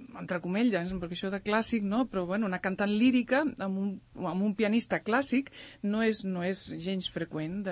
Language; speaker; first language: Catalan; early bilingual, other home language; Spanish